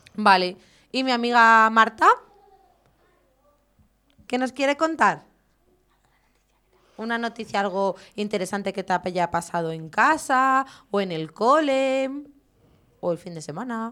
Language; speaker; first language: Spanish; native; Spanish